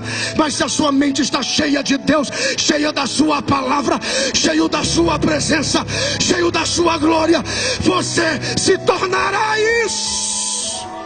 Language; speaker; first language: Portuguese; native; Portuguese